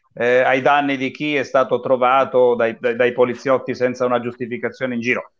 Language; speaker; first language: Italian; native; Italian